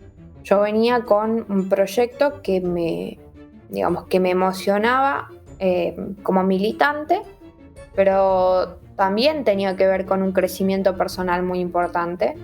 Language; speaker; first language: Spanish; native; Spanish